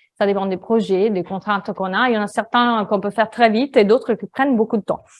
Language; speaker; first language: French; non-native, fluent; Italian